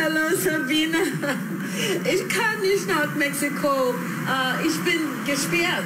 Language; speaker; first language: German; non-native, learner; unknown